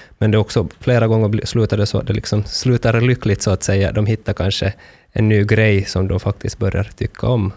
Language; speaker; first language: Swedish; native; Swedish